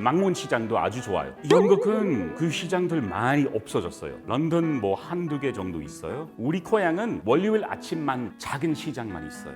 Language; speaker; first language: Korean; non-native, learner; English